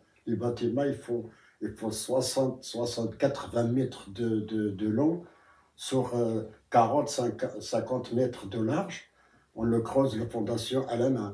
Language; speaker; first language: French; non-native, fluent; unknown